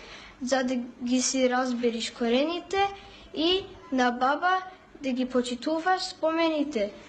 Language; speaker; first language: Macedonian; early bilingual, heritage; Macedonian